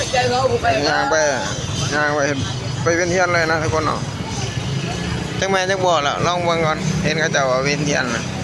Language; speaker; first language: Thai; non-native, local second language; Lao